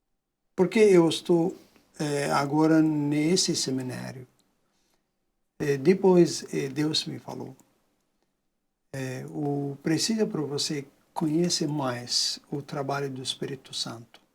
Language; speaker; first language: Portuguese; non-native, learner; Arabic